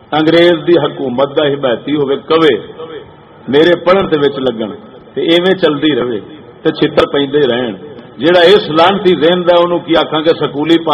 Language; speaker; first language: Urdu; non-native, local second language; Punjabi